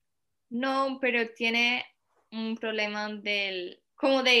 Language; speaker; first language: Spanish; early bilingual, heritage; Spanish